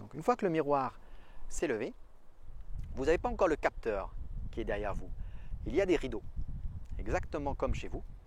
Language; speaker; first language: French; native; French